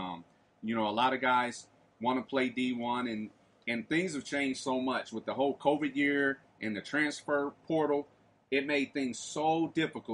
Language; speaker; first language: English; native; English